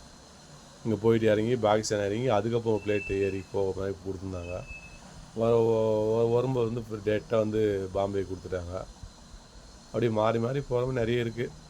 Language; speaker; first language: Tamil; native; Tamil